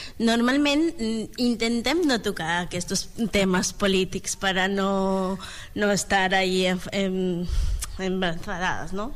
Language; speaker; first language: Catalan; non-native, learner; Spanish